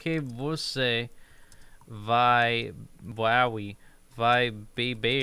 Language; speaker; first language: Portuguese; non-native, learner; English